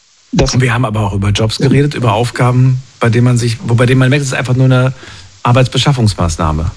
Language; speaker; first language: German; native; German